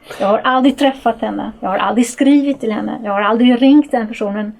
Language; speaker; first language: Swedish; non-native, fluent; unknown